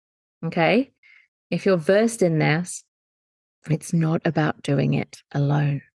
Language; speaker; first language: English; native; English